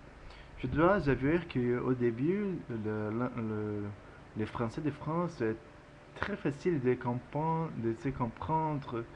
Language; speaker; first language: French; non-native, learner; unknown